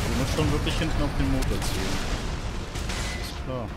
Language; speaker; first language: German; native; German